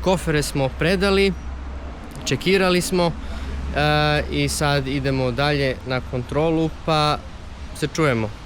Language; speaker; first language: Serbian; early bilingual, heritage; Serbian